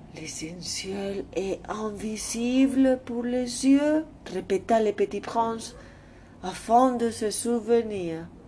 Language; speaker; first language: French; non-native, fluent; Spanish